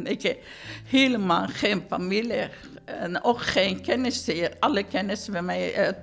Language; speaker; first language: Dutch; non-native, learner; Turkish